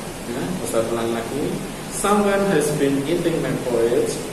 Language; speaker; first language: English; non-native, fluent; Javanese